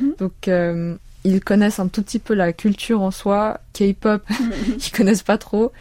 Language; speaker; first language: French; early bilingual, other home language; Korean